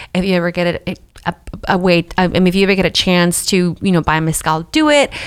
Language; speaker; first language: English; early bilingual, other home language; Spanish